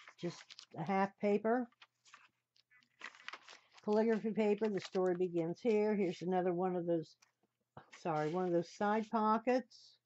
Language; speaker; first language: English; native; English